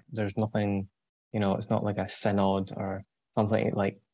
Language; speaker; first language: English; native; English